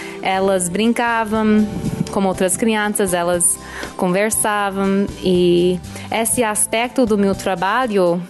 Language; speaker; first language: Portuguese; non-native, fluent; English